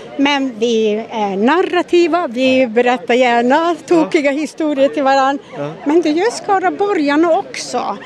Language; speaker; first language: Swedish; native; Swedish